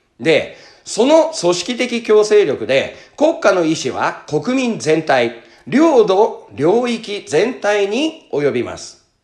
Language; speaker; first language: Japanese; native; Japanese